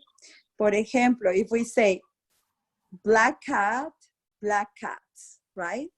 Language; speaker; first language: Spanish; non-native, fluent; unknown